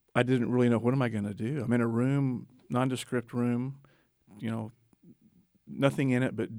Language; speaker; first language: English; native; English